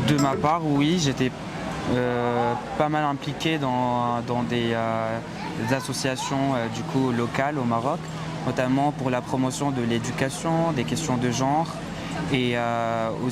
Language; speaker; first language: French; non-native, local second language; Arabic